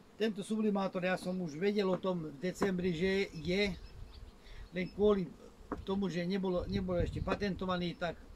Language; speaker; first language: Slovak; non-native, local second language; Hungarian